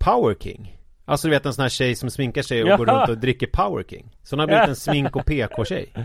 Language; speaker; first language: Swedish; native; Swedish